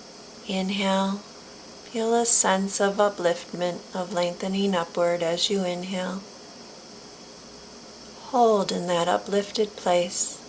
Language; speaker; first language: English; native; English